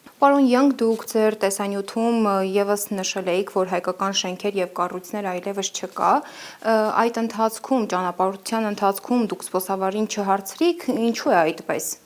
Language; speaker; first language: Armenian; native; Armenian